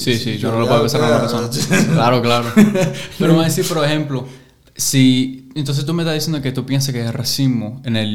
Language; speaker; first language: Spanish; early bilingual, heritage; English